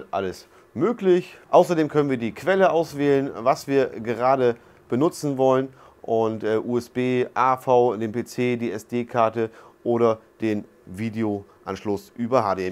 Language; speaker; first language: German; native; German